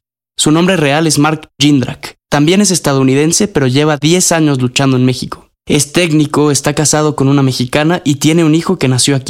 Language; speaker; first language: Spanish; native; Spanish